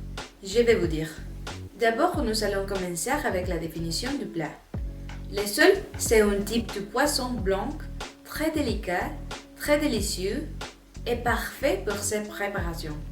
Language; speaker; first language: French; non-native, learner; Spanish